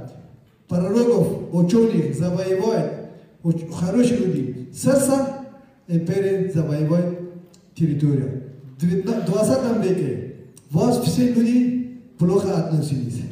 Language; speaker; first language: Russian; non-native, learner; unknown